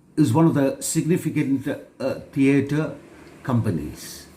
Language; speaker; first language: English; non-native, local second language; Malayalam